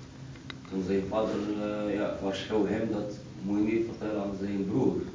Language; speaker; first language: Dutch; non-native, learner; Arabic